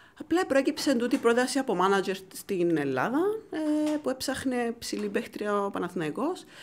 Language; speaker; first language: Greek; native; Greek